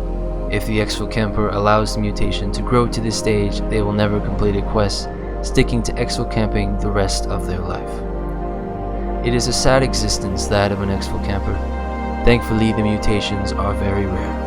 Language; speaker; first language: English; native; English